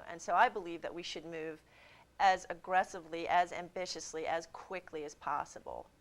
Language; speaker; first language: English; native; English